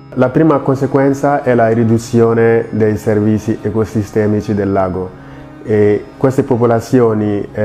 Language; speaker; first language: Italian; non-native, fluent; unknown